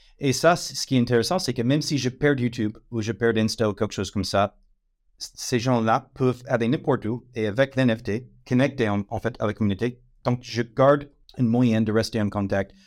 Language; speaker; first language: French; non-native, fluent; English